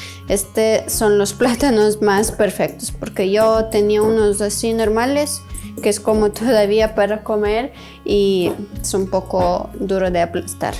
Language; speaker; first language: Spanish; non-native, fluent; Ukrainian